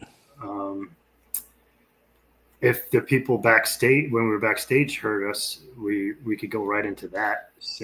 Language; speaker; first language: English; native; English